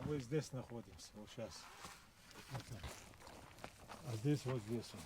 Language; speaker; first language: Russian; native; Russian